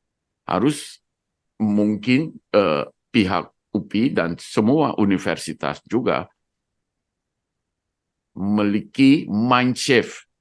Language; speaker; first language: Indonesian; non-native, fluent; Dutch